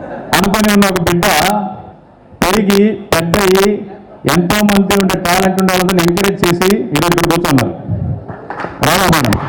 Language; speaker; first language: Telugu; native; Telugu